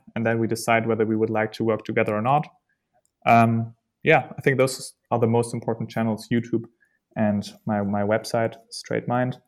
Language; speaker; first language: English; non-native, fluent; German